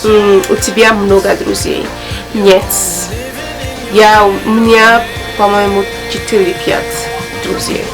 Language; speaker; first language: Russian; non-native, learner; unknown